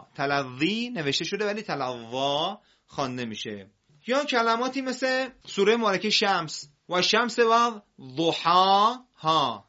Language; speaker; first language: Persian; native; Persian